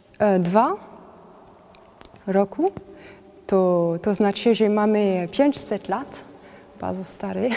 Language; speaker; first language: Polish; non-native, learner; French